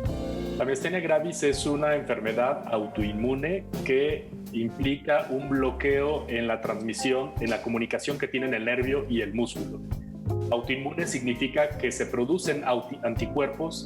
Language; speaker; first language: Spanish; native; Spanish